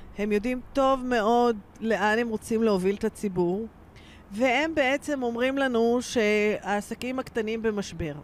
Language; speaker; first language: Hebrew; native; Hebrew